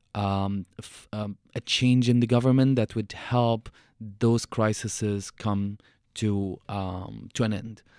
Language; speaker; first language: English; non-native, fluent; Arabic